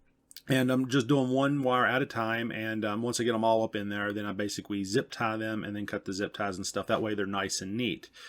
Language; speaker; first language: English; native; English